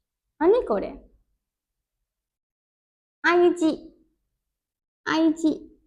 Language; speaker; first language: Japanese; non-native, learner; Burmese